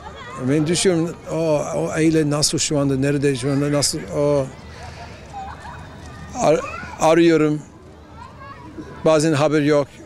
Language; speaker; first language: Turkish; non-native, learner; English